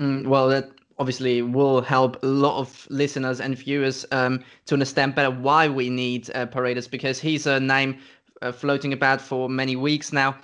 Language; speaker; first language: English; non-native, fluent; German